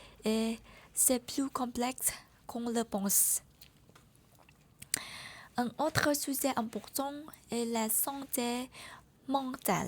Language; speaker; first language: French; non-native, learner; Vietnamese